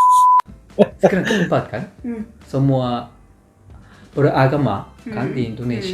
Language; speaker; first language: Indonesian; non-native, learner; Korean